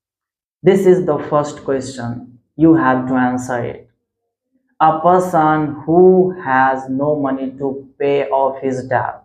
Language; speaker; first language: English; non-native, local second language; Hindi